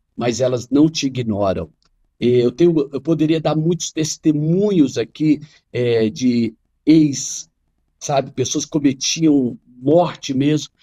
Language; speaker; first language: Portuguese; non-native, fluent; Arabic